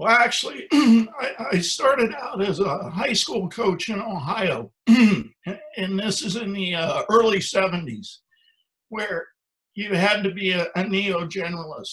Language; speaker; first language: English; native; English